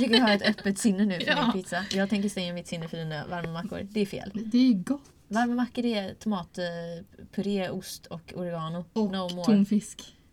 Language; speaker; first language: Swedish; native; Swedish